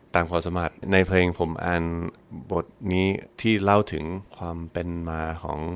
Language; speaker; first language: Thai; non-native, fluent; English